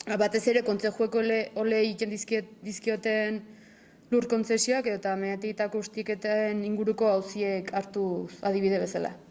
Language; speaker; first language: Basque; native; Basque